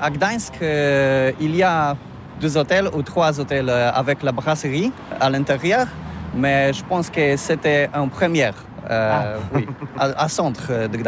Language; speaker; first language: French; non-native, learner; Polish